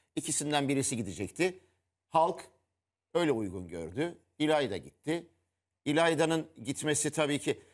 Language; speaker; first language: Turkish; native; Turkish